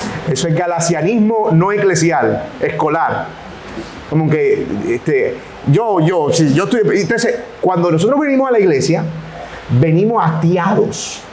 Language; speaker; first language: Spanish; native; Spanish